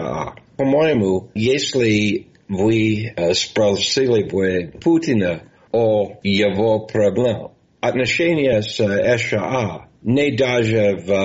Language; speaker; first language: Russian; non-native, fluent; English